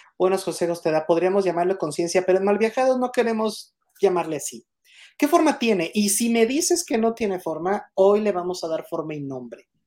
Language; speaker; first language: Spanish; native; Spanish